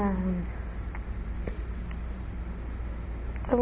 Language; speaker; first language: Japanese; non-native, learner; Spanish